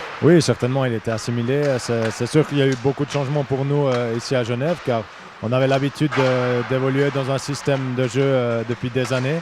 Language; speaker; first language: French; native; French